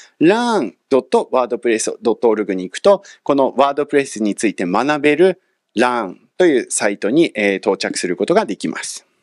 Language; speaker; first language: Japanese; early bilingual, other home language; English